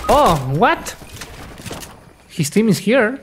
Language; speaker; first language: English; non-native, learner; Spanish